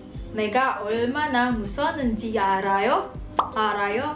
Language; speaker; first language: Korean; non-native, fluent; Indonesian